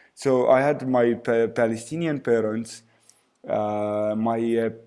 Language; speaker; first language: English; early bilingual, other home language; Arabic